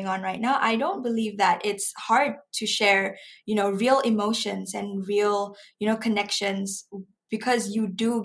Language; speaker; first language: English; non-native, local second language; Malay